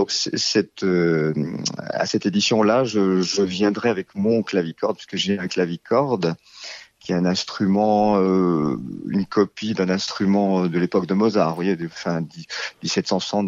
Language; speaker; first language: French; native; French